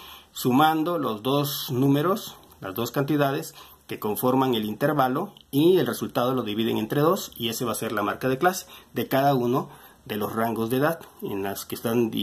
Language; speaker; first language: Spanish; native; Spanish